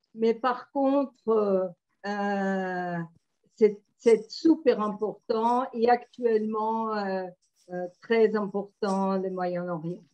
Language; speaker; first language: French; non-native, fluent; Portuguese